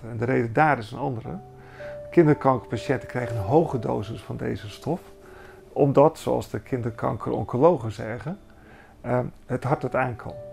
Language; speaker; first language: Dutch; native; Dutch